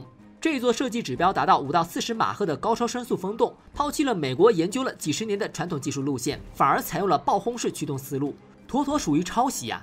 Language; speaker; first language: Chinese; native; Chinese